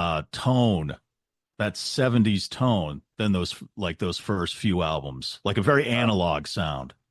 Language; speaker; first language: English; native; English